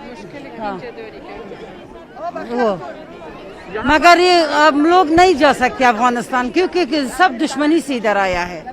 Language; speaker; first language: Hindi; non-native, learner; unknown